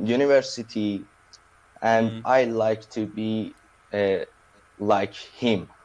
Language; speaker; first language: English; non-native, learner; Persian